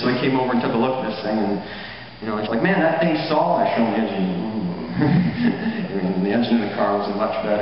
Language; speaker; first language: English; native; English